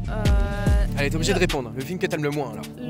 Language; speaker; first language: French; native; French